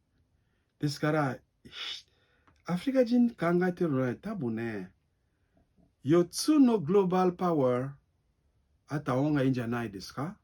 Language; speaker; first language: Japanese; non-native, learner; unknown